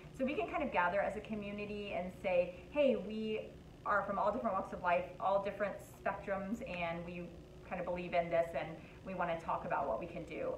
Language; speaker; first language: English; native; English